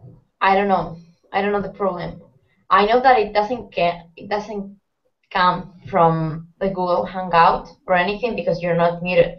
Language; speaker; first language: English; non-native, fluent; Spanish